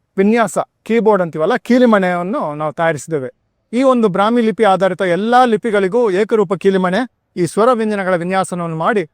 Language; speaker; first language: Kannada; non-native, local second language; Tulu